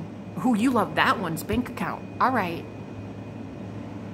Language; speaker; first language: English; native; English